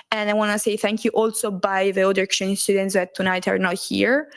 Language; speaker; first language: English; non-native, learner; Italian